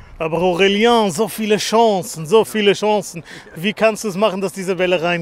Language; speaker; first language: German; native; German